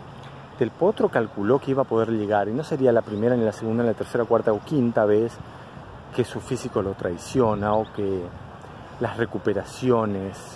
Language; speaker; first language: Spanish; native; Spanish